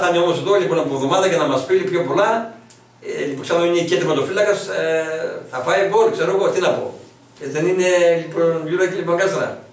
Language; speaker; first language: Greek; native; Greek